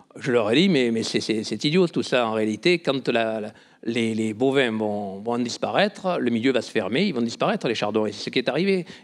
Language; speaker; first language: French; native; French